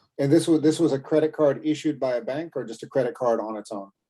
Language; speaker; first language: English; native; English